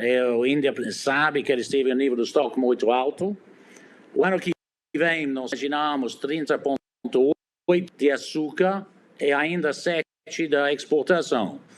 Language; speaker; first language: Portuguese; non-native, fluent; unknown